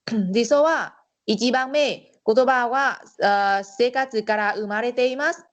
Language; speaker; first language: Japanese; non-native, learner; Vietnamese